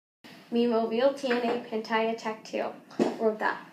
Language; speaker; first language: Spanish; non-native, learner; English